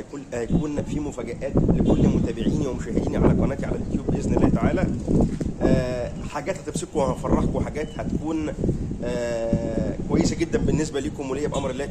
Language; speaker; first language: Arabic; native; Arabic